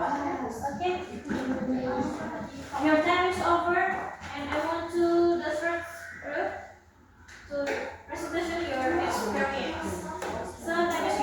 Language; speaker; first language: English; non-native, learner; Indonesian